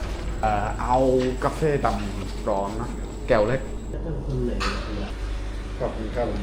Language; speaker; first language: Thai; non-native, learner; English